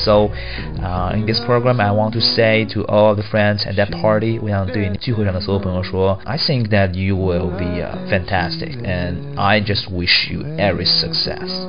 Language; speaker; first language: English; non-native, fluent; Chinese